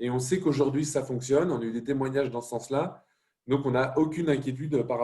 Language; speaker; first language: French; native; French